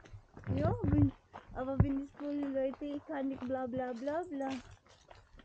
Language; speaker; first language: German; non-native, learner; Cebuano